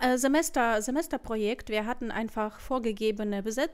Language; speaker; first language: German; non-native, fluent; Russian